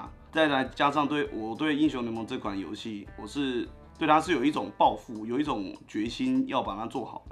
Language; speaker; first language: Chinese; native; Chinese